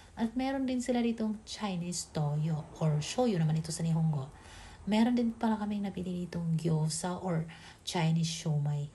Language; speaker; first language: Filipino; native; Filipino